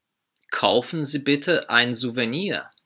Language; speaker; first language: German; non-native, fluent; Polish